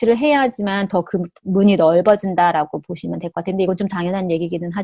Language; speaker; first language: Korean; native; Korean